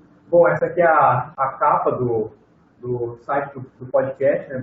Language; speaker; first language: Portuguese; native; Portuguese